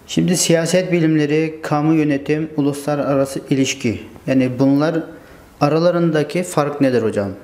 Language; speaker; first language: Turkish; non-native, fluent; Uyghur